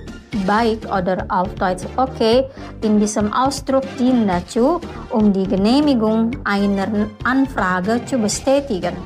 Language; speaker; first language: German; non-native, fluent; Indonesian